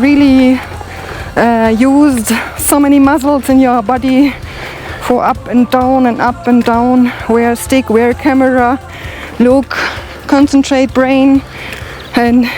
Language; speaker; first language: English; non-native, learner; German